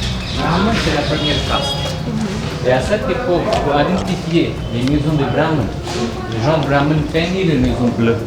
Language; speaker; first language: French; non-native, learner; Hindi